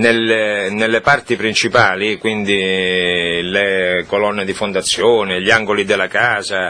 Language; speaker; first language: Italian; native; Italian